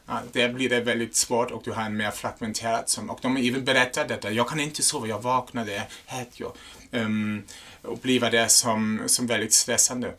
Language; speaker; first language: Swedish; non-native, fluent; German